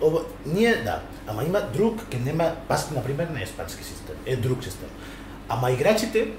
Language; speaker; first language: Macedonian; non-native, learner; Spanish